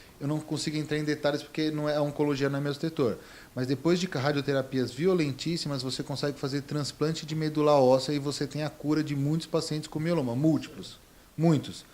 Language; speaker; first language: Portuguese; native; Portuguese